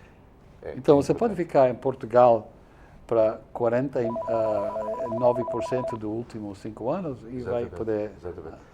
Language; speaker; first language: Portuguese; non-native, fluent; English